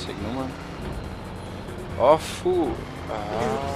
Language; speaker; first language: German; native; German